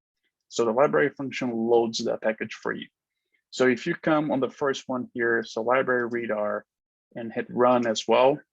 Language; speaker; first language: English; non-native, fluent; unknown